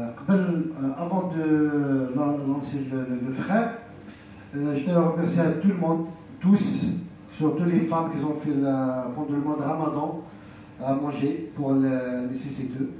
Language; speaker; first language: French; non-native, local second language; Arabic